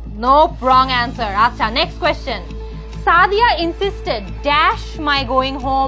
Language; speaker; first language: English; non-native, local second language; Bangla